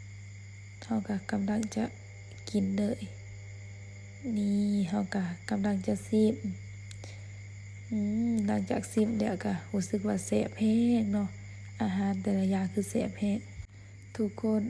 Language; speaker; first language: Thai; non-native, local second language; Northeastern Thai